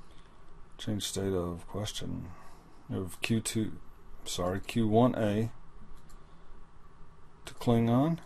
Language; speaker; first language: English; native; English